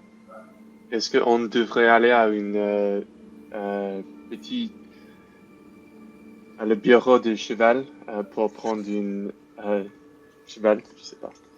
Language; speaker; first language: French; non-native, learner; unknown